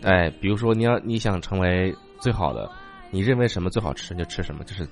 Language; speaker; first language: Chinese; native; Chinese